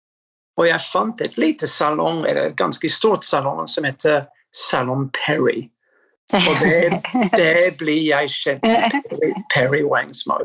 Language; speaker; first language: Norwegian; non-native, fluent; English